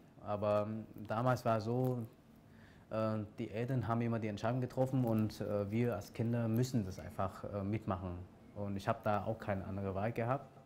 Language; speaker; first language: German; non-native, fluent; Vietnamese